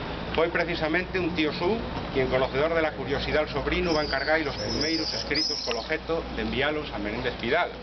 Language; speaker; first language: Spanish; native; Spanish